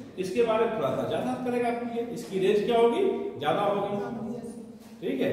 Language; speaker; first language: Hindi; native; Hindi